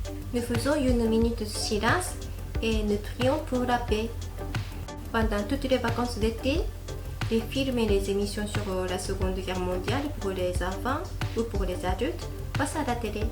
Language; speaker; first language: French; non-native, fluent; Japanese